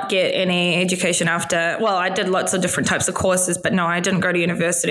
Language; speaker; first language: English; native; English